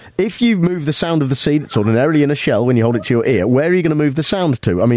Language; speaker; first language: English; native; English